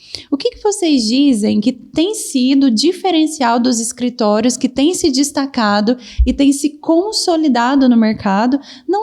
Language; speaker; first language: Portuguese; native; Portuguese